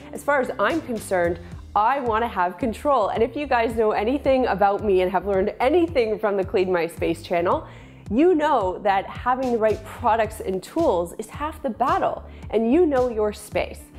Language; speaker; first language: English; native; English